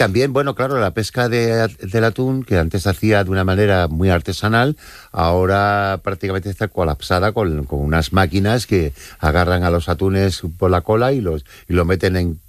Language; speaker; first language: Spanish; native; Spanish